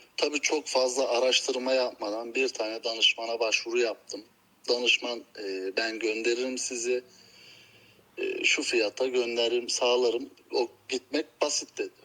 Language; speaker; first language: Turkish; native; Turkish